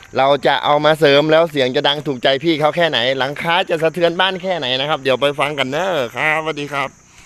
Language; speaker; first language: Thai; native; Thai